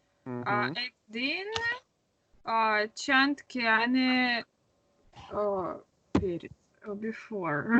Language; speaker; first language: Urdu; non-native, learner; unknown